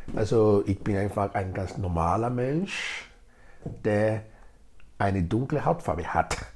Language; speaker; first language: German; non-native, fluent; Bini